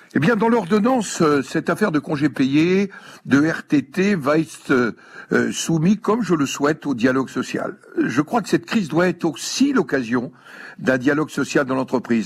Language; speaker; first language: French; native; French